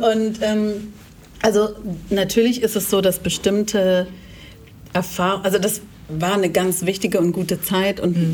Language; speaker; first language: German; native; German